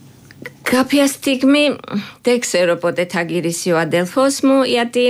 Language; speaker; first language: Greek; non-native, learner; Georgian